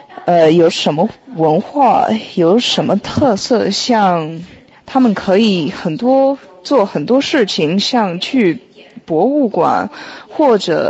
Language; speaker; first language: Chinese; non-native, learner; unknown